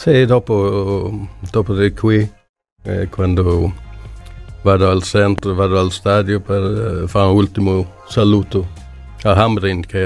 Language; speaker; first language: Italian; non-native, learner; Swedish